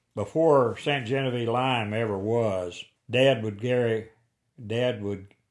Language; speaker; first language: English; native; English